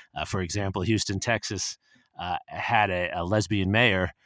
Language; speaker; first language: English; native; English